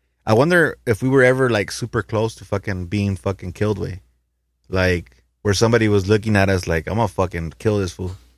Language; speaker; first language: English; early bilingual, other home language; Spanish